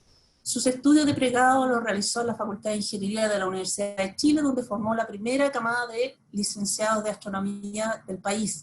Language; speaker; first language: Spanish; native; Spanish